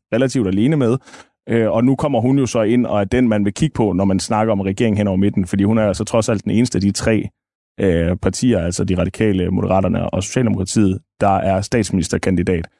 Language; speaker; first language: Danish; native; Danish